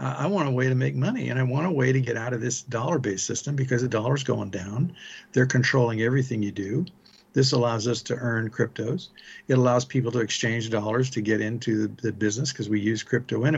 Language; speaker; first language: English; native; English